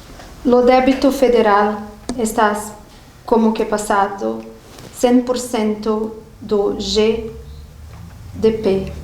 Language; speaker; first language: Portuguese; non-native, learner; Spanish